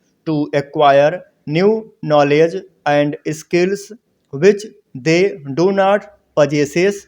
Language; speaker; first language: English; non-native, local second language; Hindi